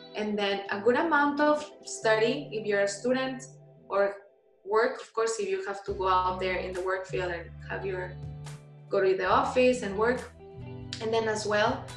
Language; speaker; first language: English; non-native, fluent; Spanish